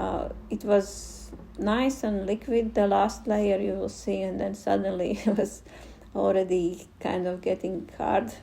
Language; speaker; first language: English; non-native, fluent; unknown